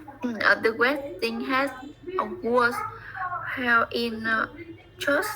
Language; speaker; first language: English; non-native, learner; Vietnamese